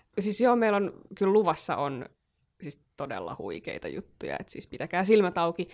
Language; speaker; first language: Finnish; native; Finnish